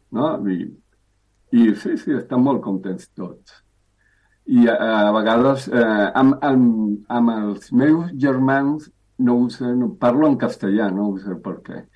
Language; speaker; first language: Catalan; early bilingual, heritage; Spanish